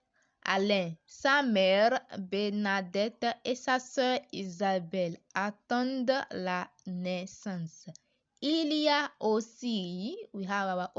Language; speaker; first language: French; non-native, learner; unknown